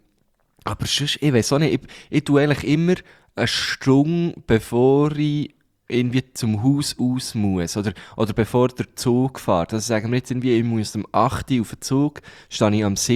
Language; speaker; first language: German; native; German